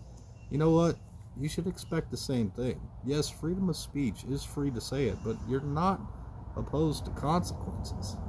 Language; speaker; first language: English; native; English